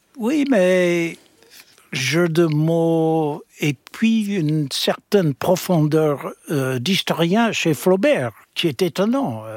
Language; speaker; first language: French; non-native, fluent; English